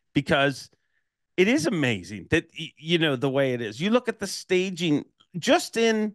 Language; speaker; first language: English; native; English